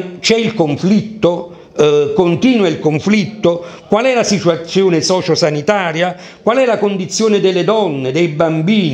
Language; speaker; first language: Italian; native; Italian